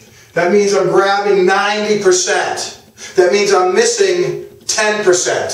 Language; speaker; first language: English; native; English